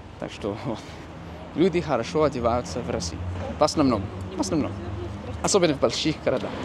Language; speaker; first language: Russian; non-native, fluent; English